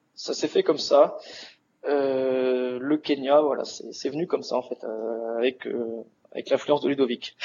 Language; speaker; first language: French; native; French